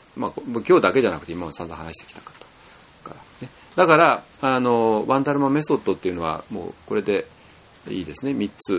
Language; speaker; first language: Japanese; native; Japanese